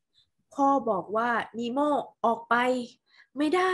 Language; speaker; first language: Thai; native; Thai